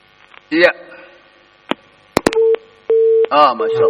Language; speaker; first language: Arabic; non-native, fluent; Indonesian